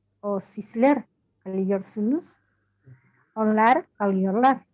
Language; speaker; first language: Turkish; non-native, learner; Spanish